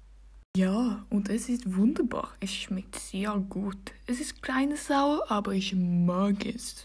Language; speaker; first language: German; non-native, learner; Norwegian